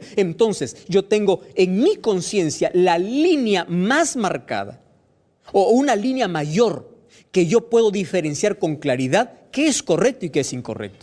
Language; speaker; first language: Spanish; native; Spanish